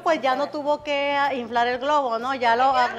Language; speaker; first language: Spanish; native; Spanish